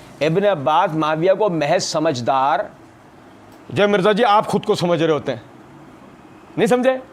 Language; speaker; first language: Urdu; non-native, local second language; Punjabi